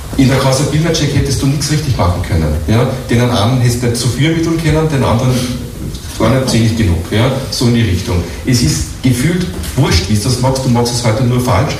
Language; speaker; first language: German; native; German